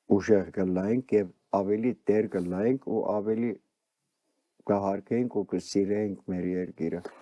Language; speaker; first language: Armenian; early bilingual, heritage; Armenian